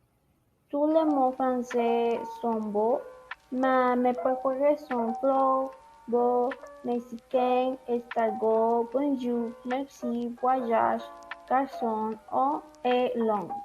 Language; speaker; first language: French; non-native, learner; Spanish